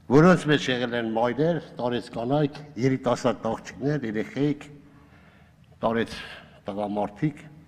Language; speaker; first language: Armenian; native; Armenian